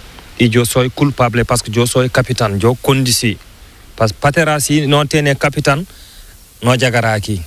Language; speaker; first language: Spanish; non-native, learner; Fula